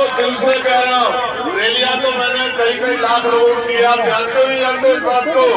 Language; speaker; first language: Hindi; native; Hindi